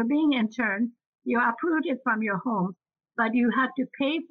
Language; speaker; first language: English; native; English